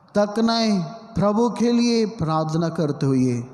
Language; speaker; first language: Hindi; non-native, local second language; Telugu